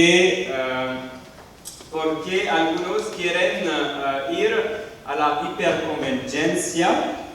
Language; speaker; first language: Spanish; non-native, learner; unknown